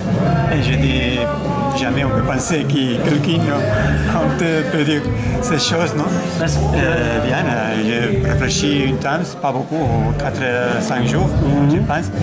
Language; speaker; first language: French; non-native, learner; Catalan